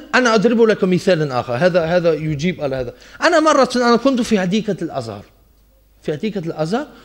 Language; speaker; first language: Arabic; non-native, fluent; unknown